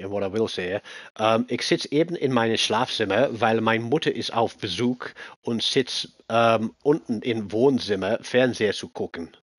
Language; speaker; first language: German; non-native, fluent; English